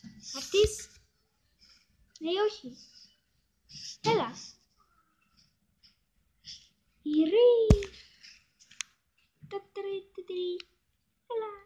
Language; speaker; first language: Greek; early bilingual, heritage; Greek